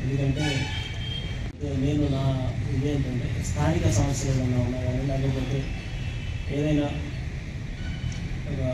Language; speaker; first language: Telugu; native; Telugu